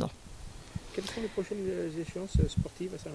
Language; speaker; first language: French; native; French